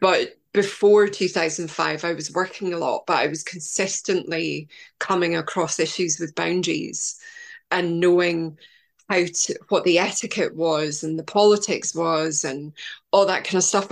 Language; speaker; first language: English; native; English